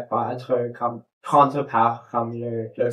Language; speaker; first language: French; non-native, local second language; English